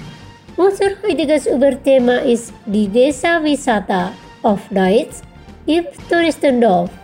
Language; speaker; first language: German; non-native, fluent; Indonesian